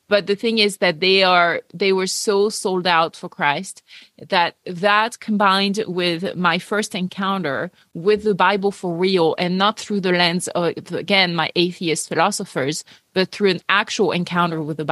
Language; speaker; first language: English; non-native, fluent; French